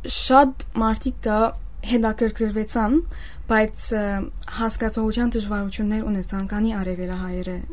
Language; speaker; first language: Armenian; early bilingual, heritage; Armenian